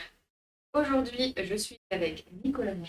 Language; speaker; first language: French; native; French